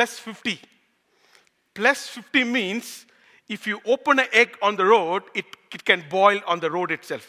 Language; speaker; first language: English; non-native, local second language; Tamil